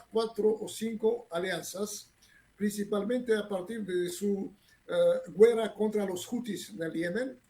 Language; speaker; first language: Spanish; non-native, fluent; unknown